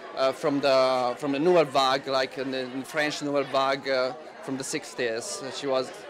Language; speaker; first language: English; non-native, fluent; Italian